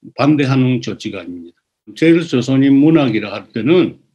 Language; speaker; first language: Korean; early bilingual, other home language; Japanese